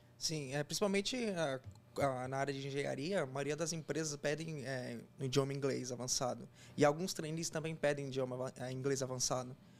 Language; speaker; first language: Portuguese; native; Portuguese